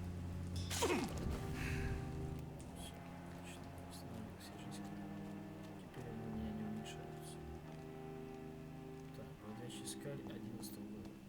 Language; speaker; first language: Russian; native; Russian